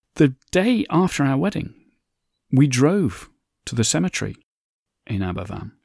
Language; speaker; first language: English; native; English